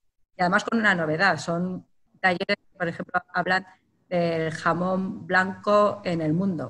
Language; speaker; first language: Spanish; native; Spanish